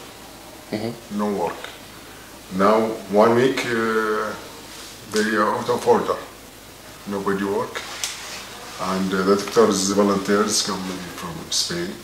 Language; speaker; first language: English; non-native, learner; Arabic